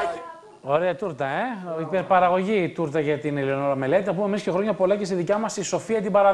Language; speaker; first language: Greek; native; Greek